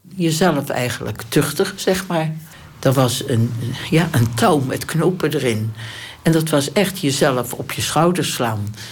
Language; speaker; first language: Dutch; native; Dutch